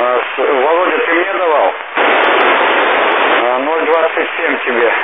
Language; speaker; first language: Russian; native; Russian